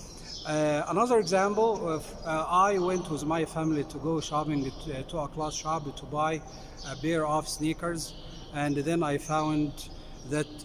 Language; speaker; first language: English; non-native, fluent; Arabic